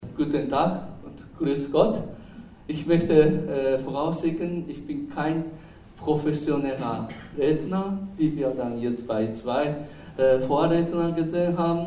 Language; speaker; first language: German; non-native, fluent; Japanese